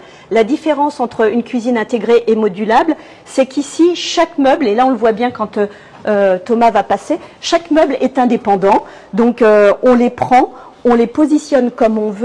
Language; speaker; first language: French; native; French